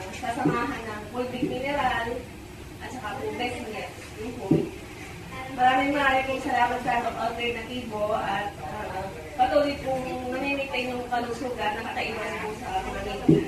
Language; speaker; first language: Filipino; native; Filipino